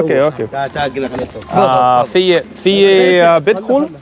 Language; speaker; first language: Arabic; non-native, learner; English